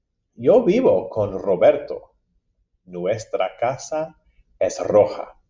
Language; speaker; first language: Spanish; non-native, fluent; English